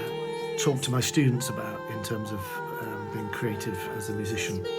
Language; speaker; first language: English; native; English